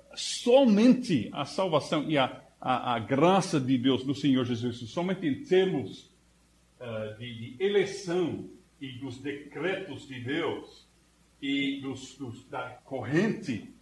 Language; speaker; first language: Portuguese; non-native, fluent; English